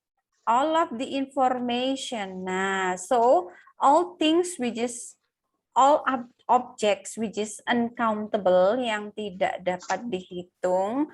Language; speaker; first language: English; non-native, local second language; Indonesian